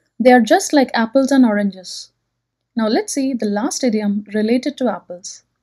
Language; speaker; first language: English; non-native, local second language; Telugu